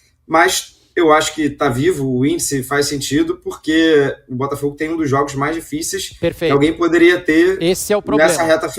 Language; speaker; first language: Portuguese; native; Portuguese